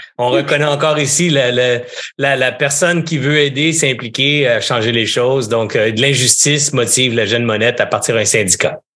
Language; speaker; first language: French; native; French